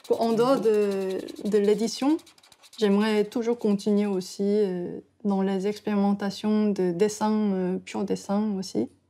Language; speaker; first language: French; non-native, fluent; Korean